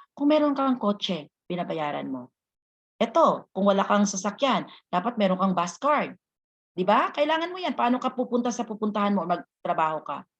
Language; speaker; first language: Filipino; non-native, local second language; Hiligaynon